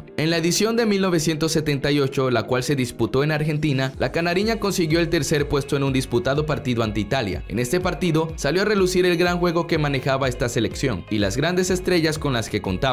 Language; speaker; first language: Spanish; native; Spanish